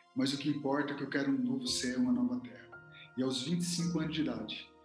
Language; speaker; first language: Portuguese; native; Portuguese